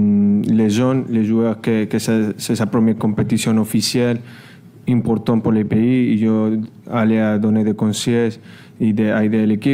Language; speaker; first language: French; non-native, learner; Spanish